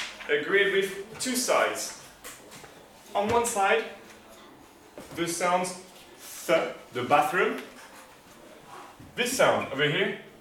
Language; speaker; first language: English; non-native, fluent; French